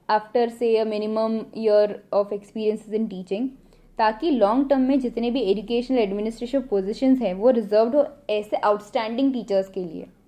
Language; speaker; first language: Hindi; non-native, local second language; Gujarati